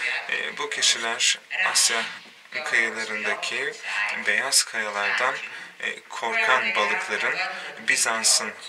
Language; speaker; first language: Turkish; native; Turkish